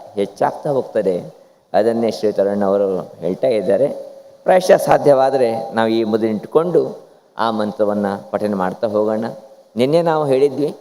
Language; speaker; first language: Kannada; non-native, local second language; Konkani